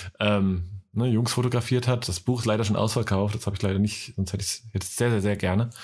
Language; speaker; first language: German; native; German